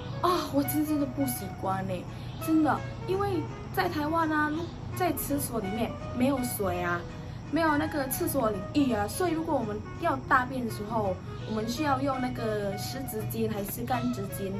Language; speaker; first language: Chinese; non-native, fluent; Indonesian